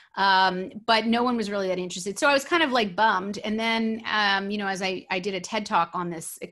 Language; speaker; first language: English; native; English